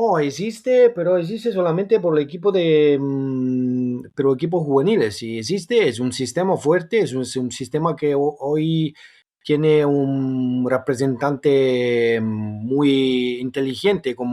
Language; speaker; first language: Spanish; non-native, fluent; Italian